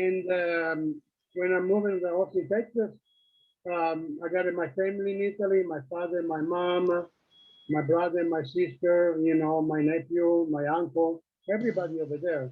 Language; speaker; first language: English; non-native, learner; Italian